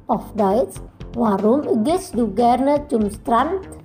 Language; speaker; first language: German; non-native, fluent; Indonesian